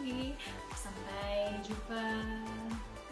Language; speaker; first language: Indonesian; non-native, learner; English